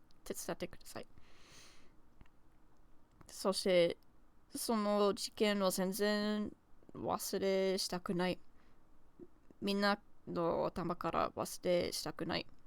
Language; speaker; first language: Japanese; non-native, learner; English